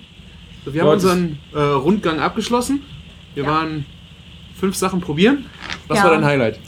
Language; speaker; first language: German; native; German